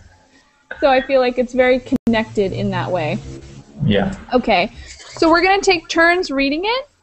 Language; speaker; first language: English; native; English